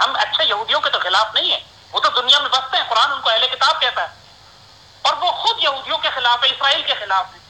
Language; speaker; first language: Urdu; native; Urdu